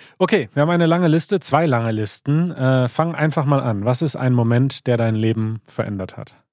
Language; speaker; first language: German; native; German